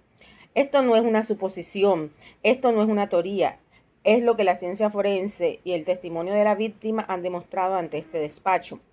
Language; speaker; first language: Spanish; native; Spanish